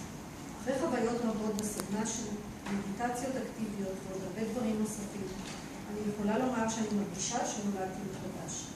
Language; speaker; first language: Hebrew; native; Hebrew